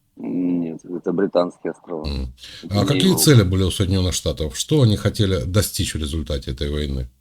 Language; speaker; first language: Russian; native; Russian